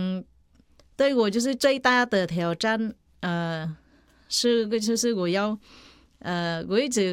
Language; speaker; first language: Chinese; non-native, fluent; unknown